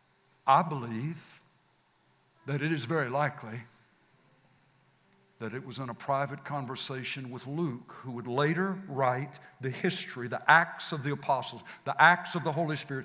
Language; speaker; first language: English; native; English